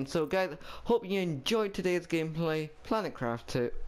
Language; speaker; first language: English; native; English